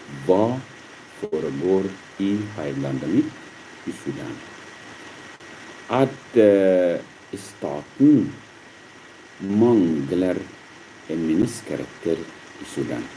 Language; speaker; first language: Swedish; non-native, learner; Arabic